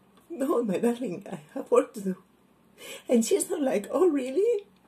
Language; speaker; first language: English; non-native, fluent; Catalan